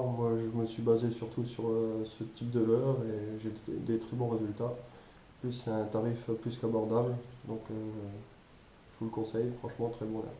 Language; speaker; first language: French; native; French